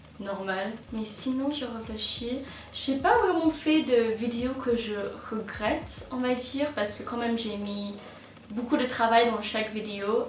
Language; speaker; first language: French; non-native, fluent; English